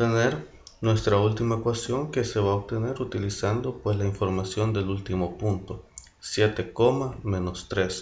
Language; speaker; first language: Spanish; native; Spanish